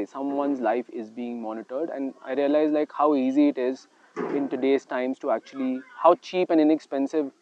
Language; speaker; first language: English; non-native, local second language; Hindi